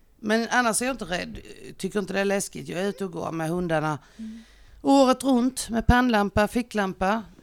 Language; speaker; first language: Swedish; native; Swedish